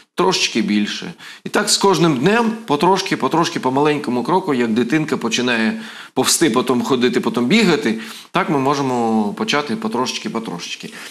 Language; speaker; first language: Ukrainian; non-native, local second language; Russian